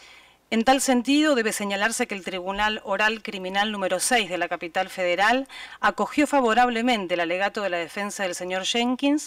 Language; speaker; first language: Spanish; native; Spanish